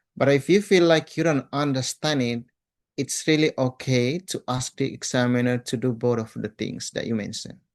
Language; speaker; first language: English; non-native, fluent; Indonesian